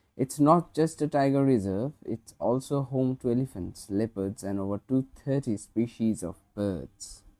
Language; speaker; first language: English; non-native, local second language; Bangla